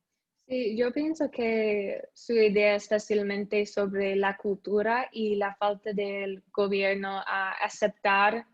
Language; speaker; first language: Spanish; non-native, learner; English